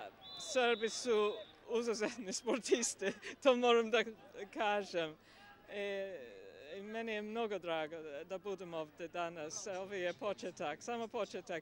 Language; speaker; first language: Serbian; non-native, fluent; English